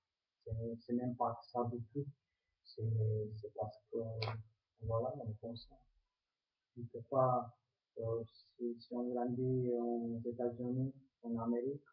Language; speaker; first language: French; non-native, fluent; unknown